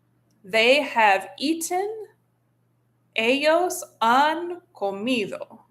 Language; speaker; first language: Spanish; non-native, fluent; English